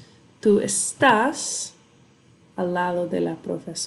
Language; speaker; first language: Spanish; non-native, fluent; English